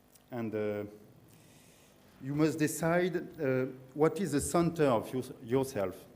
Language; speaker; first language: English; non-native, learner; French